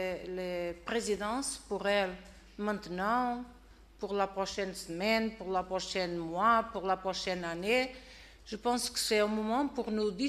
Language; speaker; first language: French; non-native, learner; Portuguese